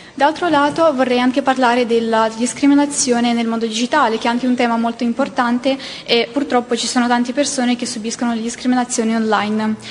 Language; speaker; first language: Italian; non-native, fluent; Ukrainian